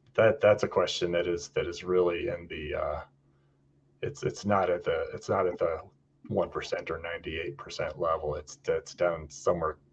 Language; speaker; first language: English; native; English